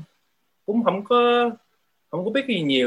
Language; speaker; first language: Vietnamese; early bilingual, heritage; Vietnamese